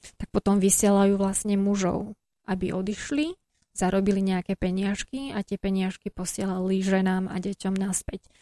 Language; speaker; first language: Slovak; native; Slovak